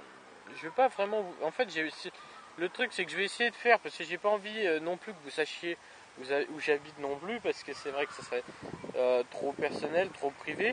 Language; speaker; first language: French; native; French